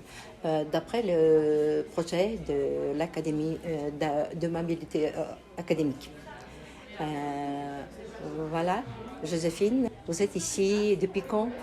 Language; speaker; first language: French; non-native, learner; Kazakh